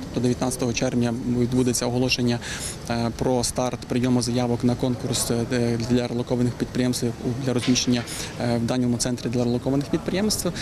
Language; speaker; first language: Ukrainian; native; Ukrainian